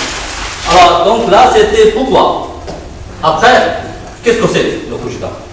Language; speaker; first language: French; non-native, fluent; Chinese